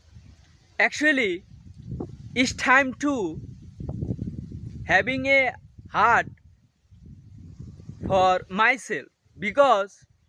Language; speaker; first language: English; non-native, learner; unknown